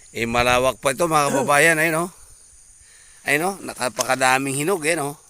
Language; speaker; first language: Filipino; non-native, local second language; Cebuano